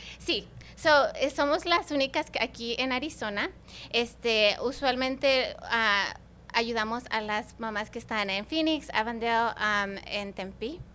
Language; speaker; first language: Spanish; early bilingual, heritage; Spanish